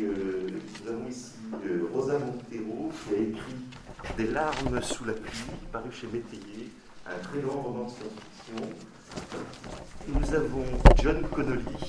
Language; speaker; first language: French; native; French